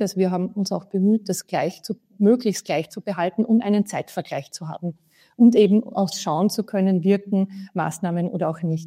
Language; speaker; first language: German; native; German